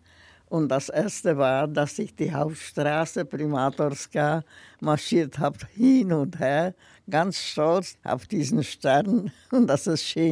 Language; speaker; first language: German; non-native, fluent; Czech